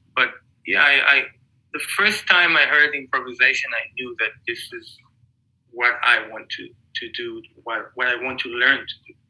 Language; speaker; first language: English; non-native, fluent; Hebrew